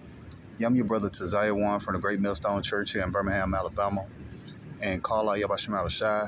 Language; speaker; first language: English; native; English